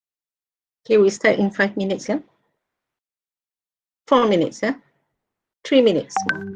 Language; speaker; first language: English; non-native, local second language; Malay